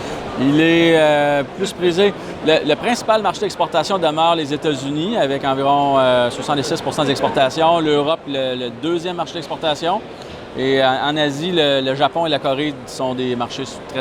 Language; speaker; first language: French; native; French